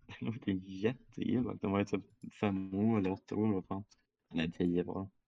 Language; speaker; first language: Swedish; early bilingual, other home language; German